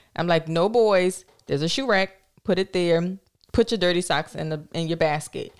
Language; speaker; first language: English; native; English